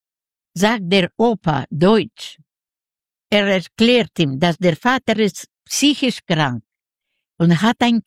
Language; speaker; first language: German; non-native, learner; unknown